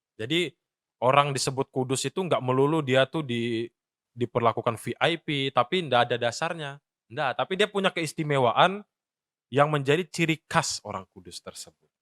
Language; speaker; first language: Indonesian; native; Indonesian